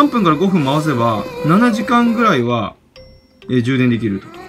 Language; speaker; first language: Japanese; native; Japanese